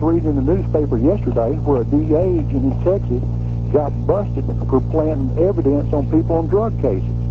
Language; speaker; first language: English; native; English